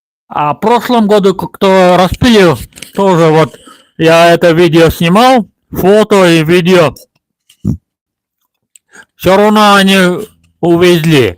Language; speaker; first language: Russian; non-native, local second language; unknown